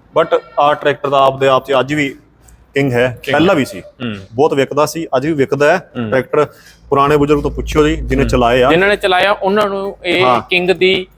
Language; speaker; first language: Punjabi; non-native, local second language; Haryanvi